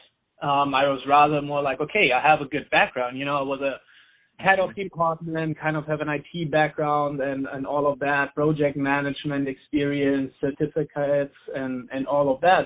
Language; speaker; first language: English; non-native, fluent; German